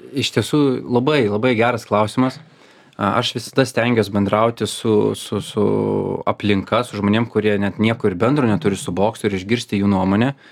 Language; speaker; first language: Lithuanian; non-native, local second language; Russian